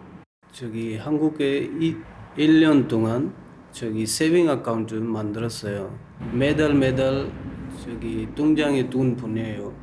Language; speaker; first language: Korean; non-native, learner; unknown